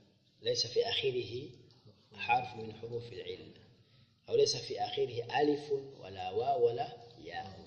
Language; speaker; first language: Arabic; non-native, fluent; Swahili